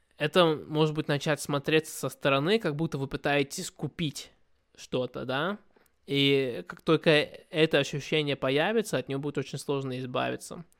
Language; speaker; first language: Russian; early bilingual, heritage; Russian